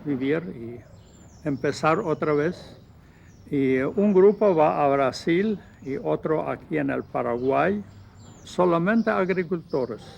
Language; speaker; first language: Spanish; non-native, learner; Plautdietsch